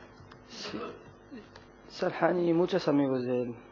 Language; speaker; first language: Spanish; non-native, learner; Arabic